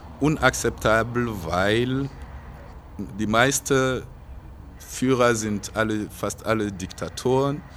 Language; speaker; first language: German; non-native, fluent; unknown